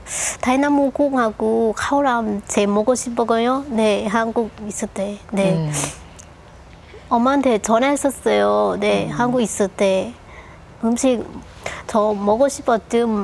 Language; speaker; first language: Korean; non-native, local second language; Lao